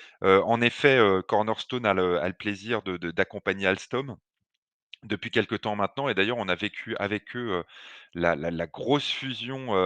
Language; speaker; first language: French; native; French